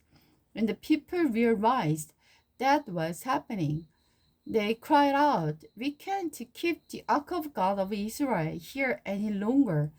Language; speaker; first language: English; non-native, learner; Korean